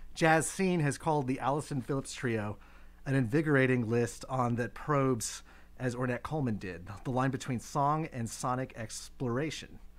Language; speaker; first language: English; native; English